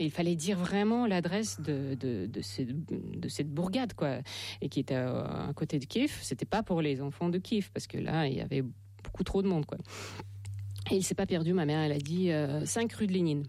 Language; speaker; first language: French; non-native, fluent; Russian